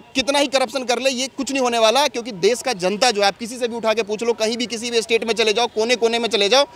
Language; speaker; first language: Hindi; native; Hindi